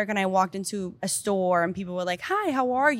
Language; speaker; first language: English; non-native, fluent; Danish